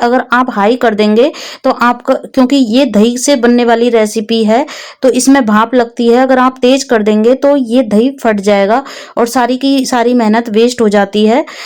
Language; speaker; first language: Hindi; native; Hindi